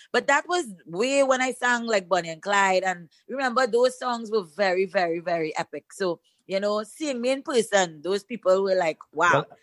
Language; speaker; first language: English; native; English